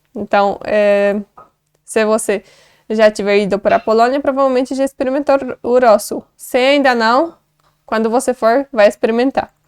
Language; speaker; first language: Portuguese; non-native, fluent; Polish